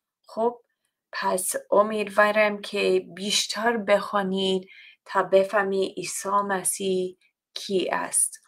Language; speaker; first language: Persian; non-native, fluent; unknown